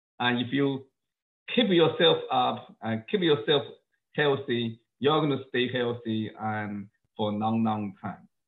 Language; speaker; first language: English; non-native, fluent; Chinese